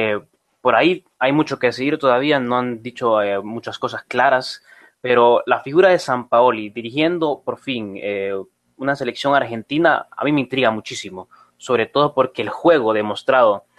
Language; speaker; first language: Spanish; native; Spanish